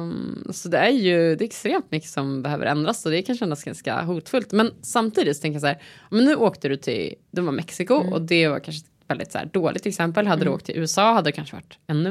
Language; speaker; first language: Swedish; native; Swedish